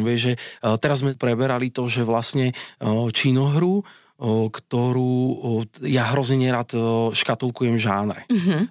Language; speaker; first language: Slovak; native; Slovak